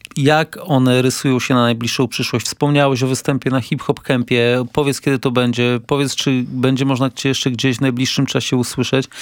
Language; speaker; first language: Polish; native; Polish